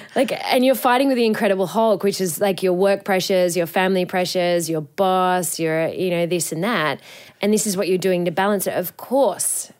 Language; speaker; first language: English; native; English